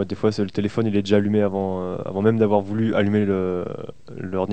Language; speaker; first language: French; native; French